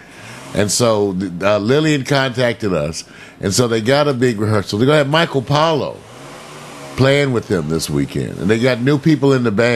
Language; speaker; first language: English; native; English